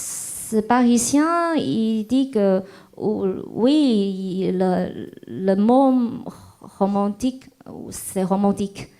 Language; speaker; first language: French; non-native, fluent; Chinese